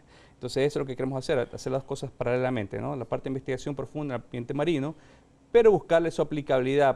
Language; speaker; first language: Spanish; native; Spanish